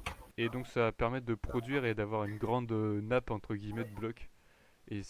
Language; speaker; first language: French; native; French